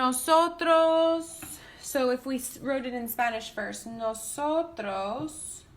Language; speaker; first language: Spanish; non-native, learner; English